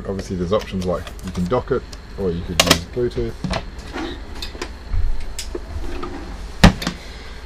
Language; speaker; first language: English; native; English